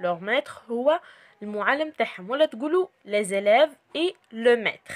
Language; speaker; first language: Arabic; native; Arabic